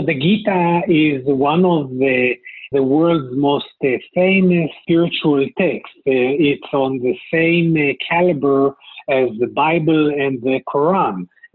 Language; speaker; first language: English; non-native, fluent; Hebrew